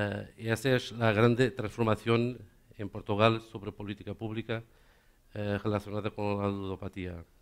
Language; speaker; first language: Spanish; non-native, learner; Portuguese